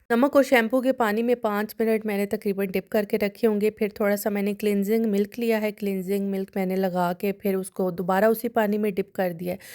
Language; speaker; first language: Urdu; non-native, local second language; Punjabi